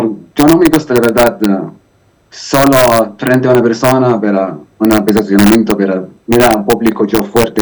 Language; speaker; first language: Spanish; non-native, learner; Arabic